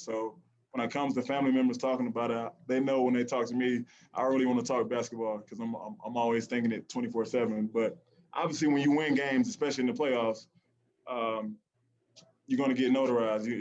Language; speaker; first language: English; native; English